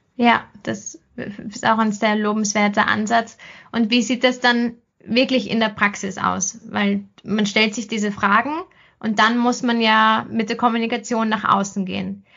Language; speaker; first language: German; native; German